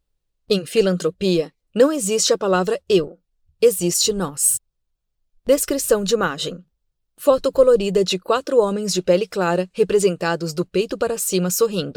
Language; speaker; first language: Portuguese; native; Portuguese